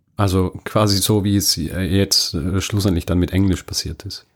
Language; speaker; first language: German; native; German